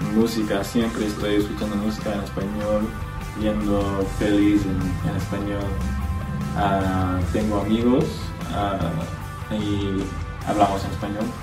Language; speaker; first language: Spanish; non-native, fluent; English